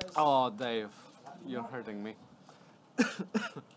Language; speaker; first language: English; non-native, fluent; Latvian